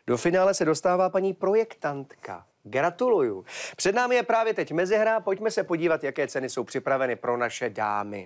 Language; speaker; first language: Czech; native; Czech